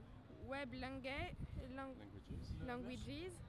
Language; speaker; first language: English; non-native, learner; French